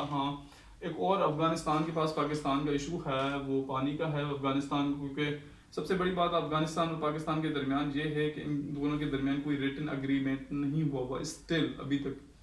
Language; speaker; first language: Urdu; non-native, local second language; Sindhi